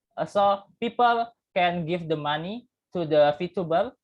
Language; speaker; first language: English; non-native, learner; Indonesian